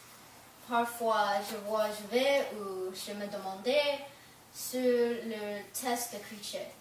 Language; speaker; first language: French; non-native, learner; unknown